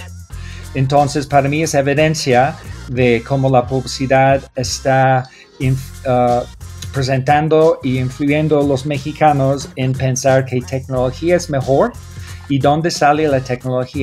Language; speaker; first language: Spanish; non-native, fluent; English